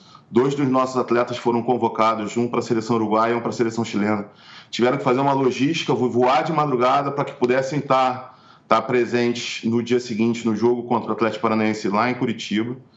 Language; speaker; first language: Portuguese; native; Portuguese